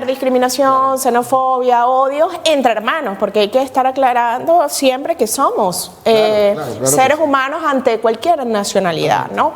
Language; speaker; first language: Spanish; native; Spanish